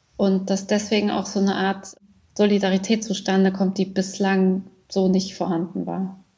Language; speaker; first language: German; early bilingual, other home language; Persian